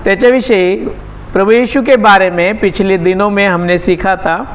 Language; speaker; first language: Hindi; non-native, local second language; Marathi